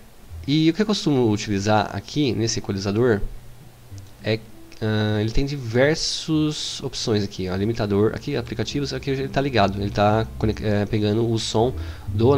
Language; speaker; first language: Portuguese; native; Portuguese